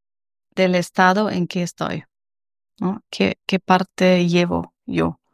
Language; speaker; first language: Spanish; non-native, learner; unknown